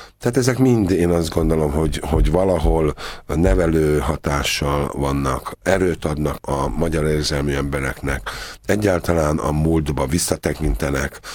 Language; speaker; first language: Hungarian; native; Hungarian